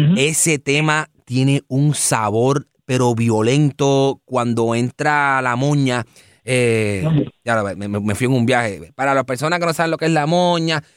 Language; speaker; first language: Spanish; native; Spanish